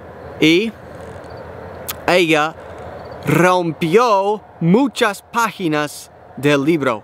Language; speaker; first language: Spanish; non-native, learner; English